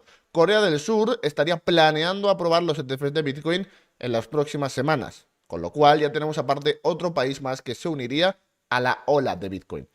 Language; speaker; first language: Spanish; native; Spanish